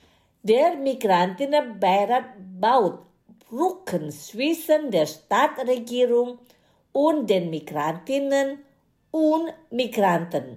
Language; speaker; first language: German; non-native, fluent; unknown